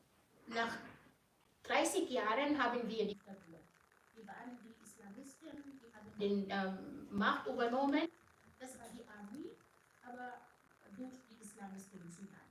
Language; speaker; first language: German; non-native, fluent; Arabic